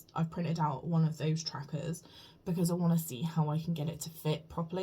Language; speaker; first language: English; native; English